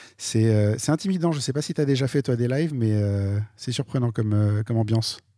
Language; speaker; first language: French; native; French